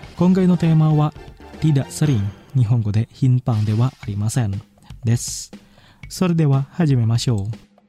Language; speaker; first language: Japanese; non-native, fluent; Indonesian